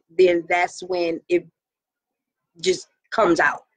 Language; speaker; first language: English; native; English